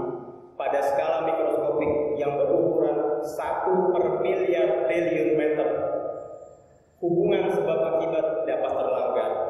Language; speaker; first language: Indonesian; native; Indonesian